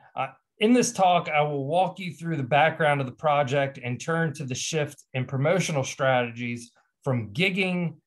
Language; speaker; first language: English; native; English